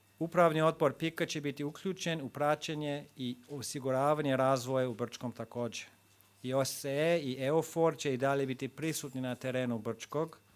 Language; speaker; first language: Croatian; non-native, fluent; English